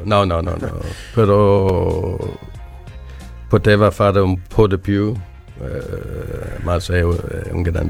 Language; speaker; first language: Italian; non-native, learner; Swedish